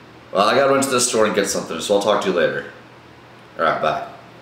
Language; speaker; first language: English; native; English